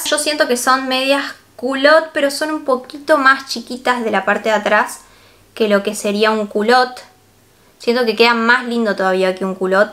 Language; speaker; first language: Spanish; native; Spanish